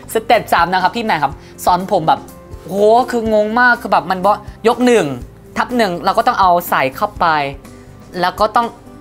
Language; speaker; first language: Thai; non-native, fluent; Korean